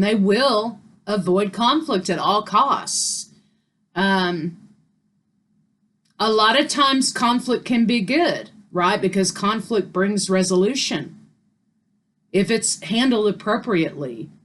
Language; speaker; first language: English; native; English